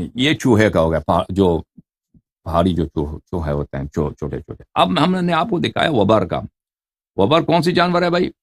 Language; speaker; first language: Urdu; non-native, fluent; Persian